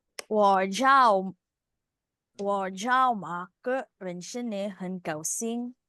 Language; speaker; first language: Chinese; non-native, learner; Filipino